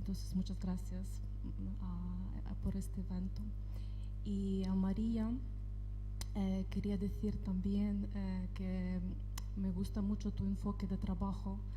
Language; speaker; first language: Spanish; non-native, fluent; Ukrainian